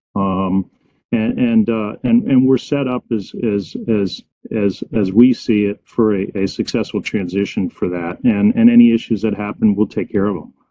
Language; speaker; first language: English; native; English